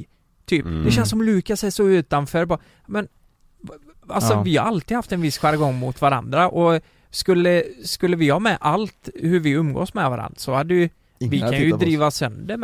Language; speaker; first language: Swedish; native; Swedish